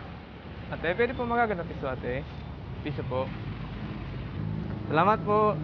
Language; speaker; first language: Filipino; non-native, local second language; Bikol